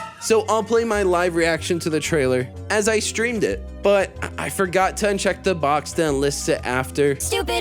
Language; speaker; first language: English; native; English